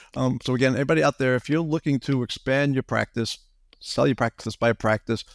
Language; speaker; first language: English; native; English